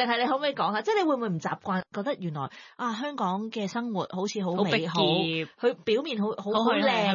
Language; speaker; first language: Cantonese; native; Cantonese